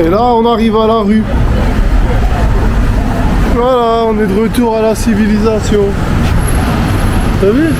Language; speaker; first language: French; native; French